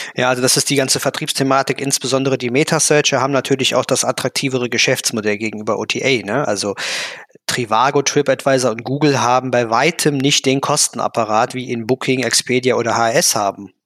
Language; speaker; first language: German; native; German